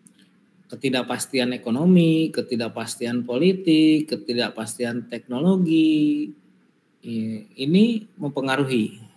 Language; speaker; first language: Indonesian; native; Indonesian